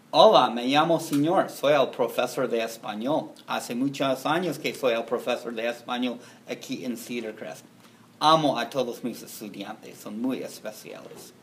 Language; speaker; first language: Spanish; non-native, fluent; English